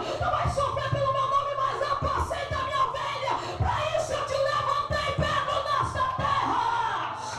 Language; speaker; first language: Portuguese; native; Portuguese